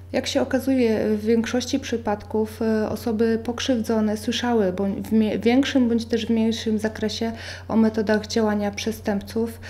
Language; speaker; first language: Polish; native; Polish